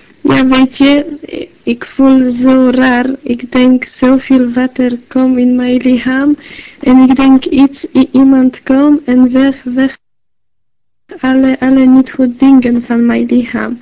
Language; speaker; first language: Dutch; non-native, learner; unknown